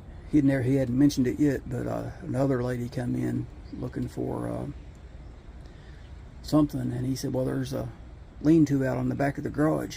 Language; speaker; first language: English; native; English